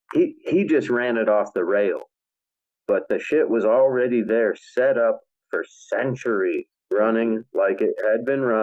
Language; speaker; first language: English; native; English